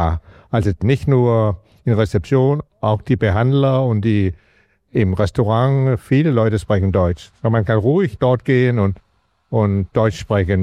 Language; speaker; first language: German; non-native, fluent; Danish